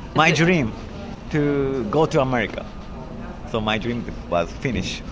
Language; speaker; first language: English; non-native, fluent; Japanese